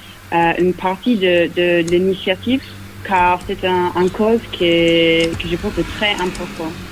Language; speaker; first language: French; non-native, fluent; English